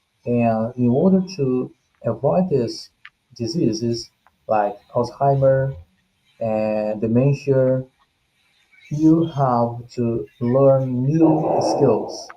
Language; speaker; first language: English; non-native, fluent; Portuguese